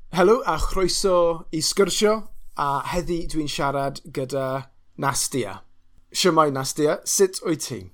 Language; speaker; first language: Welsh; non-native, local second language; English